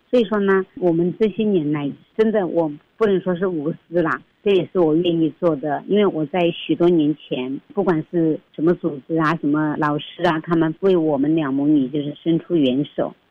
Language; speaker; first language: Chinese; native; Chinese